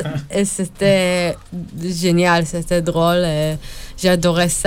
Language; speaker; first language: French; non-native, learner; Hebrew